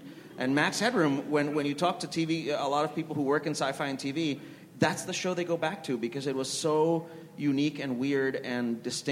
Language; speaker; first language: English; non-native, fluent; Spanish